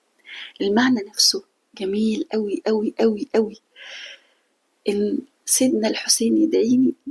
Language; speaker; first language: Arabic; native; Arabic